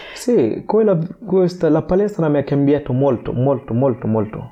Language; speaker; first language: Italian; non-native, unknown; Fula